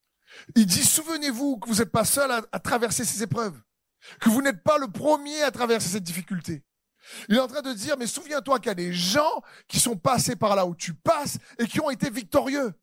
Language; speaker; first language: French; native; French